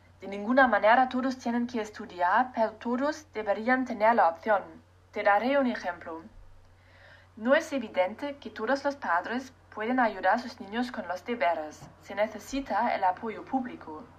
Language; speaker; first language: Spanish; non-native, learner; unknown